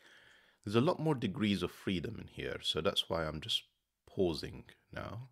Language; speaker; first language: English; native; English